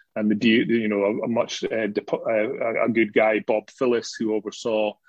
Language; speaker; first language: English; native; English